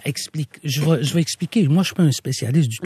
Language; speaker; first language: French; non-native, local second language; Innu-aimun